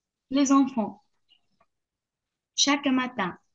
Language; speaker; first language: French; non-native, learner; Arabic